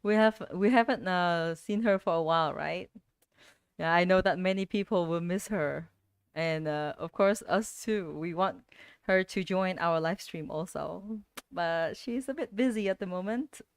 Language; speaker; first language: English; non-native, fluent; Vietnamese